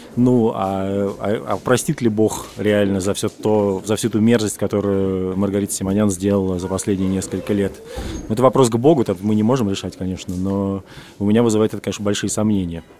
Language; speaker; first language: Russian; native; Russian